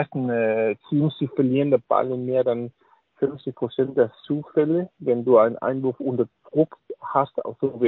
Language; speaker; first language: German; non-native, learner; Danish